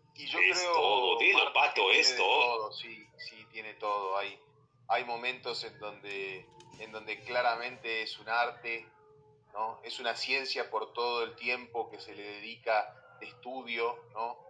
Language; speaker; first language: Spanish; native; Spanish